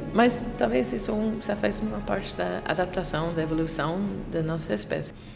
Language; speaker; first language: Portuguese; non-native, fluent; English